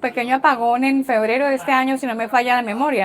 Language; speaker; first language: Spanish; native; Spanish